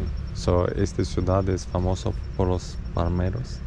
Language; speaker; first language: Spanish; non-native, learner; Romanian